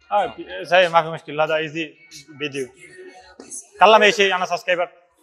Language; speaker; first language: Arabic; non-native, learner; Bangla